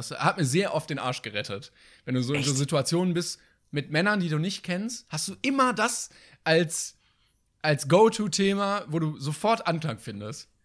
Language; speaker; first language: German; native; German